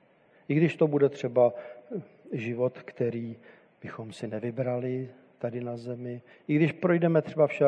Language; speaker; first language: Czech; native; Czech